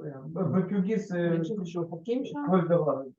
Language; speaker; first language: Hebrew; non-native, learner; Russian